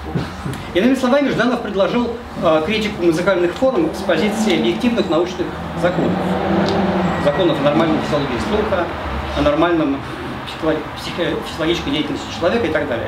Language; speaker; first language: Russian; native; Russian